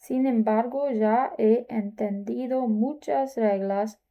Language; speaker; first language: Spanish; non-native, learner; English